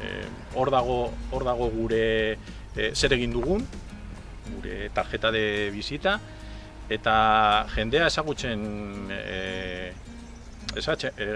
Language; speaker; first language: Basque; non-native, local second language; Spanish